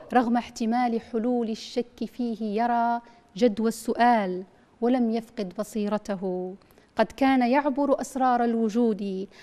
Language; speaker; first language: Arabic; native; Arabic